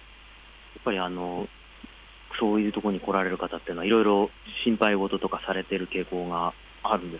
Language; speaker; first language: Japanese; native; Japanese